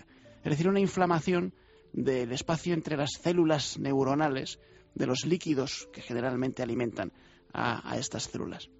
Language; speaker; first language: Spanish; native; Spanish